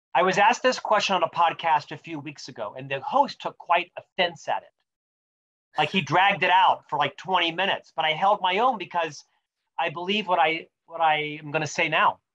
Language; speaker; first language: English; native; English